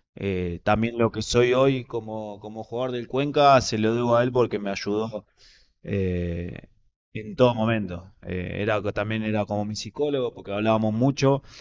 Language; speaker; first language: Spanish; native; Spanish